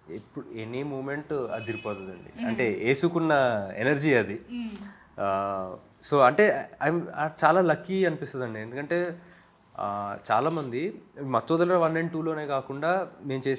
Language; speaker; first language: Telugu; native; Telugu